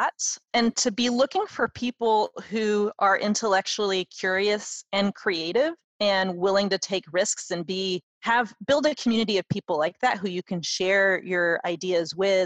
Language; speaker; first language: English; native; English